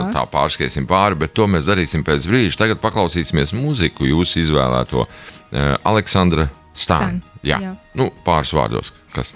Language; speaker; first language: Latvian; native; Latvian